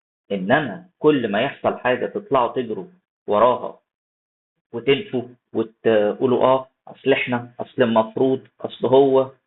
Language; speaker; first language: Arabic; native; Arabic